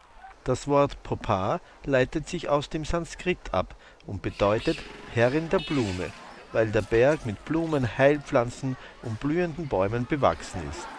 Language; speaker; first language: German; native; German